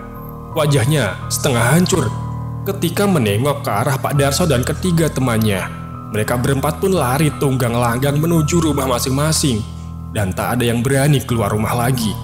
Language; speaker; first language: Indonesian; native; Indonesian